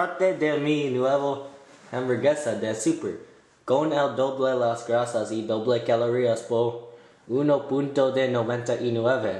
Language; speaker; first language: Spanish; non-native, learner; English